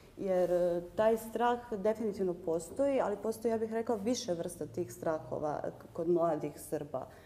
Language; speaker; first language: Croatian; early bilingual, other home language; Serbian